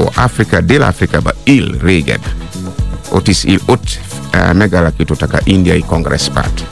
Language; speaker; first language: Hungarian; non-native, fluent; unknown